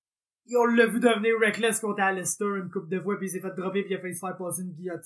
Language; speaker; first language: French; native; French